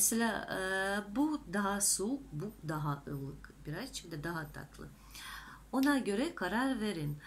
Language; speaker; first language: Turkish; non-native, fluent; Russian